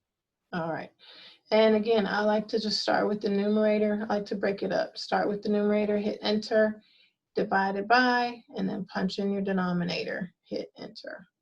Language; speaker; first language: English; native; English